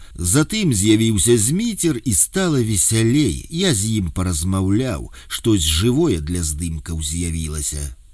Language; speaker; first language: Belarusian; native; Belarusian